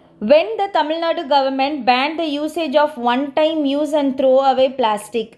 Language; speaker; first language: English; non-native, local second language; Tamil